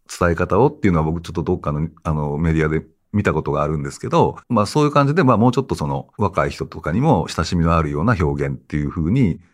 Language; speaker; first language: Japanese; native; Japanese